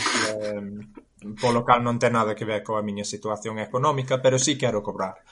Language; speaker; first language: Galician; non-native, fluent; English